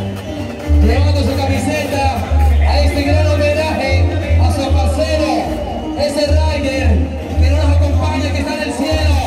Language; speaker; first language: Spanish; native; Spanish